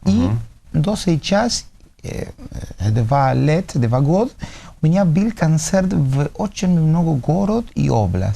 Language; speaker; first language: Russian; non-native, learner; Spanish